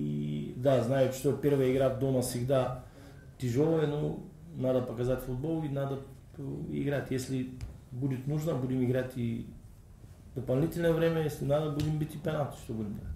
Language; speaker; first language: Russian; non-native, learner; Bulgarian